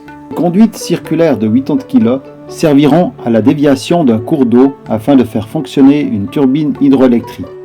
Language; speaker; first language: French; native; French